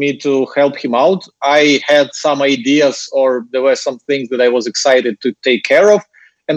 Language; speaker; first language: English; non-native, fluent; Russian